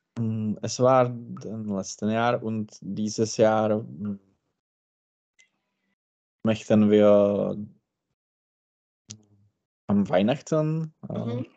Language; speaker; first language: German; non-native, learner; Czech